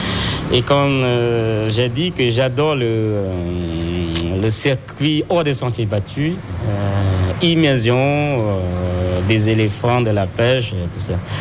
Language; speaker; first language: French; non-native, fluent; Khmer